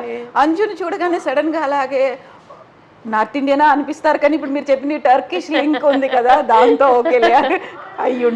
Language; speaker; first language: Telugu; native; Telugu